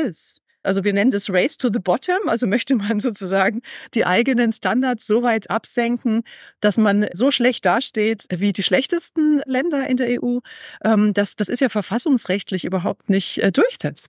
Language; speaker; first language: German; native; German